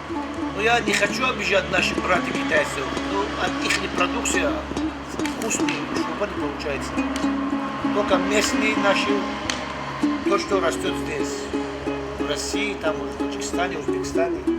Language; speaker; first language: Russian; non-native, fluent; Tajik